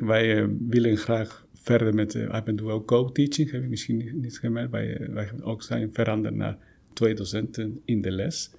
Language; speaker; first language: Dutch; non-native, fluent; Spanish